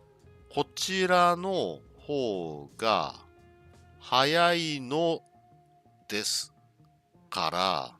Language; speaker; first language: Japanese; non-native, learner; English